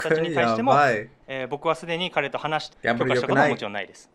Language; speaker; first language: Japanese; native; Japanese